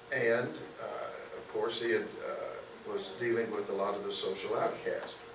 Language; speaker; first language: English; native; English